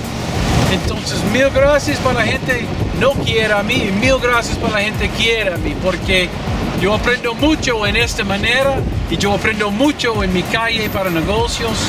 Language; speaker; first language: Spanish; non-native, learner; English